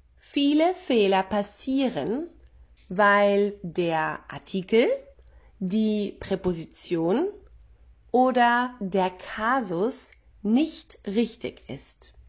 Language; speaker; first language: German; native; German